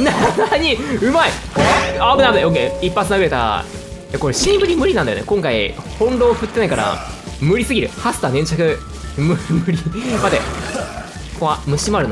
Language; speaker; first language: Japanese; native; Japanese